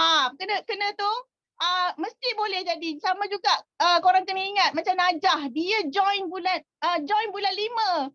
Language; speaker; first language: Malay; native; Malay